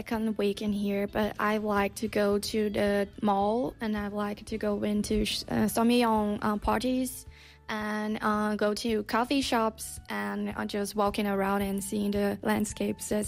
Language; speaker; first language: English; non-native, fluent; Portuguese